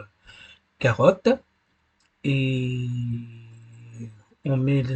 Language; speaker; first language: French; non-native, learner; Arabic